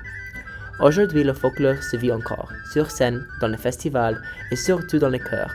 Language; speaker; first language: French; native; French